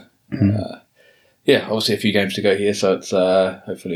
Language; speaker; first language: English; native; English